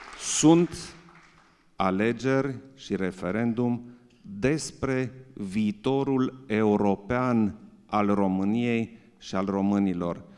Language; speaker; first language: Romanian; non-native, local second language; German